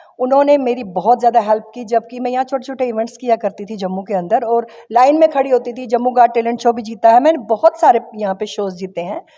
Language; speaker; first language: Hindi; non-native, local second language; Kashmiri